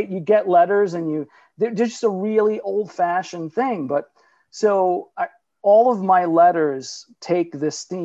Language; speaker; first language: English; early bilingual, other home language; Italian